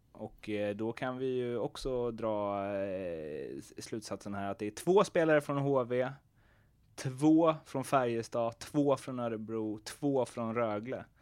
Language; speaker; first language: Swedish; native; Swedish